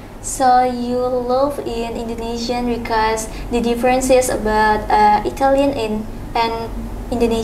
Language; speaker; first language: English; non-native, local second language; Indonesian